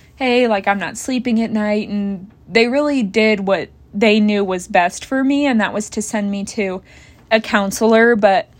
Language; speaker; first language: English; native; English